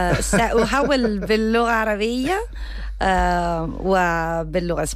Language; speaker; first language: Arabic; non-native, learner; Spanish